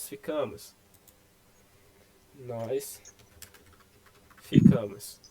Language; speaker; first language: Portuguese; non-native, fluent; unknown